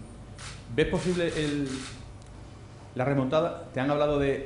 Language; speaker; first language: Spanish; native; Spanish